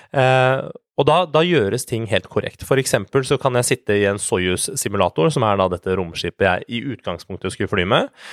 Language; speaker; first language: Norwegian; early bilingual, other home language; Persian